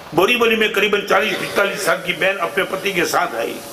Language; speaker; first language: Hindi; non-native, local second language; Gujarati